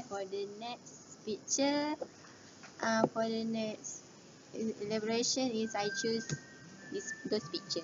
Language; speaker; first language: English; non-native, learner; Malay